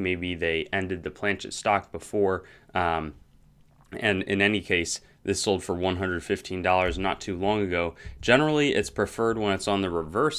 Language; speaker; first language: English; native; English